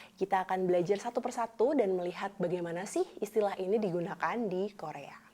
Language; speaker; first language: Indonesian; native; Indonesian